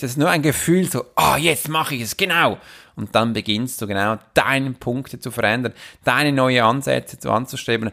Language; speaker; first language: German; native; German